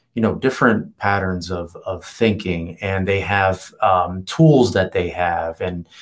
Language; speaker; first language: English; native; English